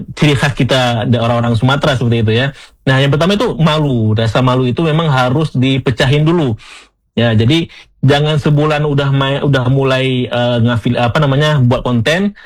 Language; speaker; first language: Indonesian; non-native, local second language; Achinese